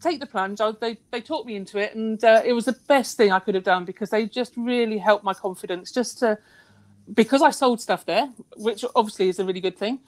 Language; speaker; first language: English; native; English